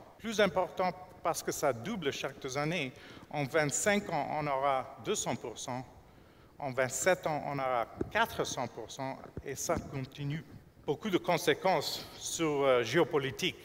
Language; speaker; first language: French; non-native, fluent; English